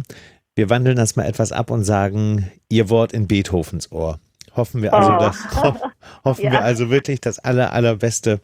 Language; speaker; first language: German; native; German